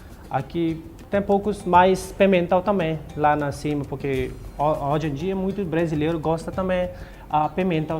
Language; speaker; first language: Portuguese; non-native, learner; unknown